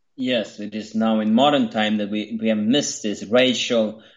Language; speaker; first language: English; non-native, fluent; Swedish